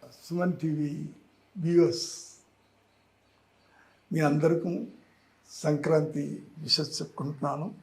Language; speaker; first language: Telugu; non-native, learner; Tamil